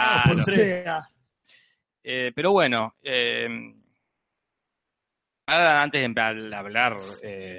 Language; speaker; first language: Spanish; native; Spanish